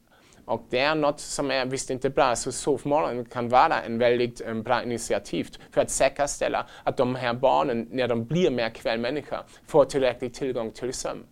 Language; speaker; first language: Swedish; non-native, fluent; German